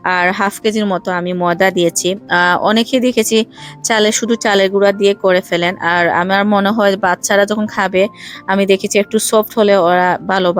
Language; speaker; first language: Bangla; non-native, local second language; Sylheti